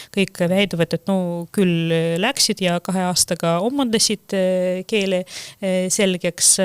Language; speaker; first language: Estonian; non-native, local second language; Russian